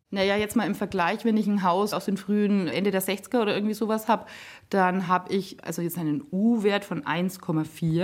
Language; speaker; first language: German; native; German